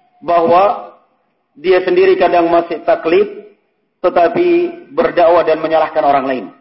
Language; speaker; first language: Indonesian; native; Indonesian